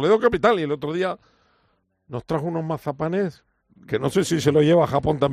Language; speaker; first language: Spanish; native; Spanish